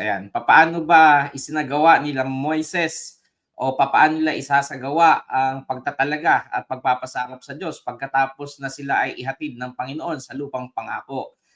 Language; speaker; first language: Filipino; native; Filipino